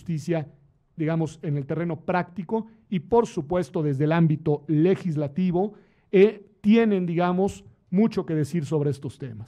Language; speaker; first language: Spanish; native; Spanish